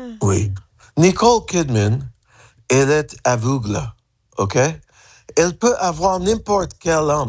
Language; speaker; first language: French; non-native, fluent; English